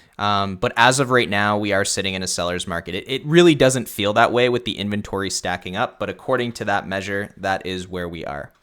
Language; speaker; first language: English; native; English